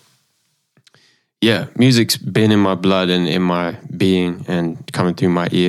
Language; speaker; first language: English; native; English